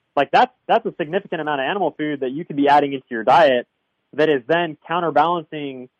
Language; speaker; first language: English; native; English